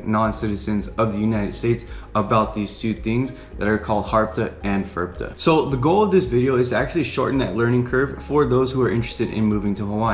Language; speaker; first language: English; native; English